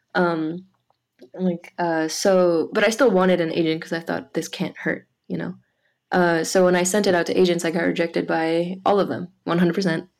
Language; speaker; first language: English; early bilingual, other home language; French